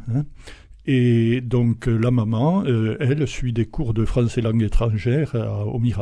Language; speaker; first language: French; native; French